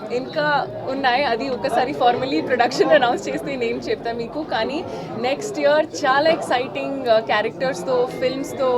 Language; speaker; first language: Telugu; non-native, fluent; Hindi